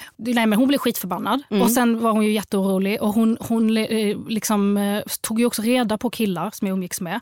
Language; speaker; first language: Swedish; early bilingual, other home language; Arabic